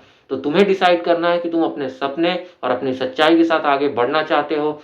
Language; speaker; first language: Hindi; native; Hindi